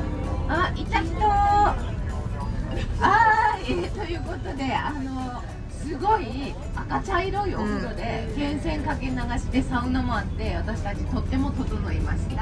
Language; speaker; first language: Japanese; native; Japanese